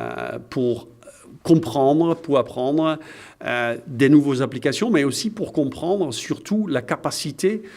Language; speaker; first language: French; non-native, fluent; Dutch